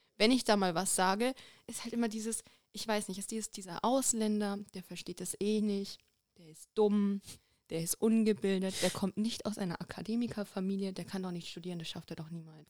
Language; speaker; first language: German; native; German